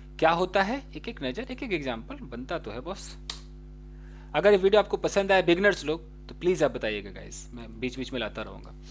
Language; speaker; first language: Hindi; native; Hindi